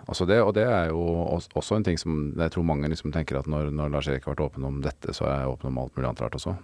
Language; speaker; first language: Norwegian; native; Norwegian